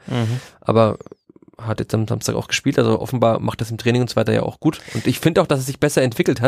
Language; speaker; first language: German; native; German